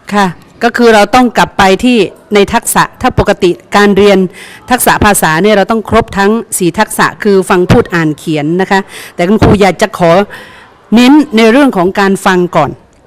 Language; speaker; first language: Thai; native; Thai